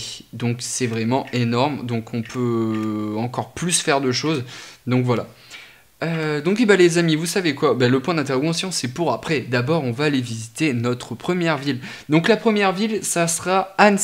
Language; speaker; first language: French; native; French